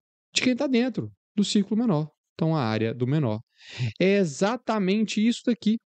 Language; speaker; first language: Portuguese; native; Portuguese